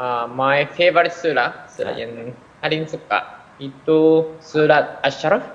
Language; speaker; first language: Indonesian; non-native, fluent; Japanese